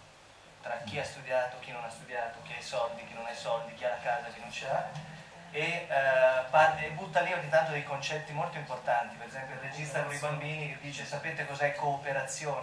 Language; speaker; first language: Italian; native; Italian